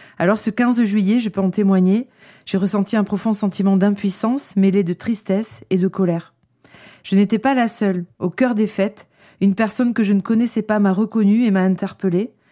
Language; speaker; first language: French; native; French